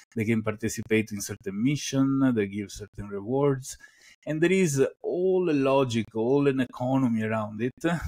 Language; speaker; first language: English; non-native, fluent; Italian